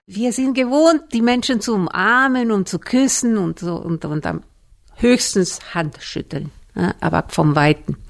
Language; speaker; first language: German; non-native, fluent; Spanish